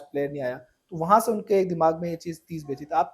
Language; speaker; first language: Hindi; native; Hindi